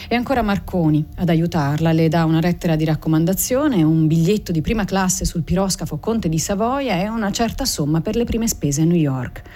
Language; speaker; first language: Italian; native; Italian